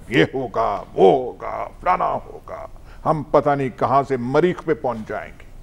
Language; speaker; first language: Urdu; non-native, local second language; Punjabi